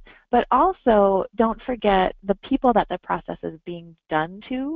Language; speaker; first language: English; native; English